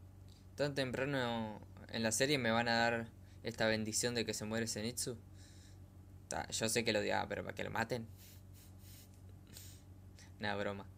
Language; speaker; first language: Spanish; native; Spanish